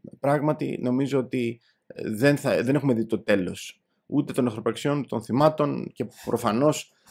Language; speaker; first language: Greek; native; Greek